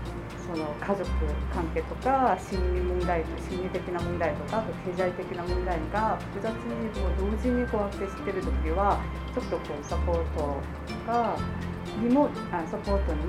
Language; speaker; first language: Japanese; non-native, fluent; Korean